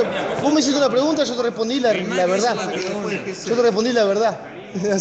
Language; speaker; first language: Spanish; native; Spanish